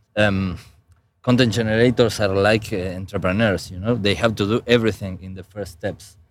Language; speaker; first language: English; non-native, fluent; Spanish